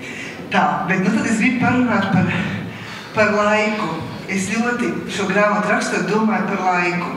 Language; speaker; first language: Latvian; native; Latvian